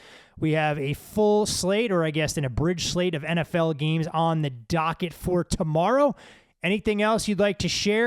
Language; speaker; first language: English; native; English